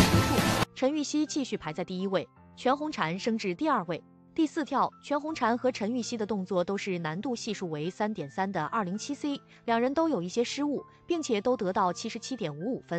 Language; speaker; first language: Chinese; native; Chinese